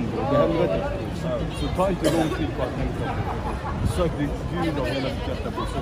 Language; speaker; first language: Swedish; non-native, fluent; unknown